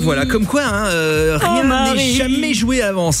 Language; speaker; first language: French; native; French